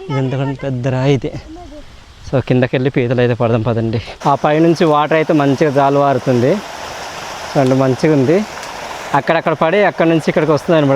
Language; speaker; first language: Telugu; non-native, local second language; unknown